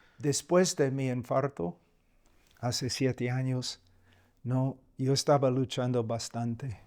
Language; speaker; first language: Spanish; non-native, fluent; English